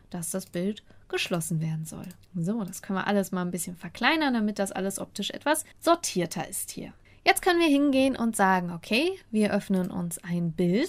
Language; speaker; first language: German; native; German